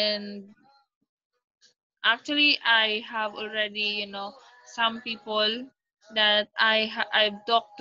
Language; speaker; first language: English; non-native, local second language; Filipino